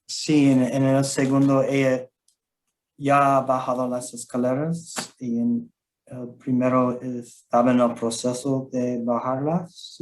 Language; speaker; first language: Spanish; non-native, learner; English